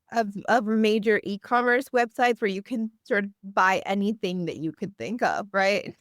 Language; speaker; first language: English; native; English